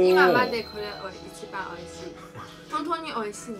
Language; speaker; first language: Japanese; non-native, learner; Chinese